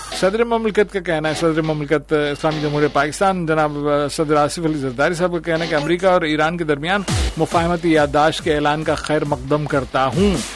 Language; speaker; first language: Urdu; native; Urdu